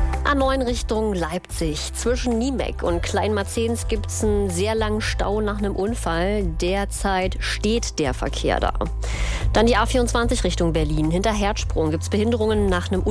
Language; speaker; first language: German; native; German